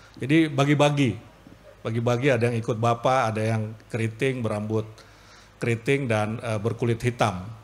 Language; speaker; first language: Indonesian; native; Indonesian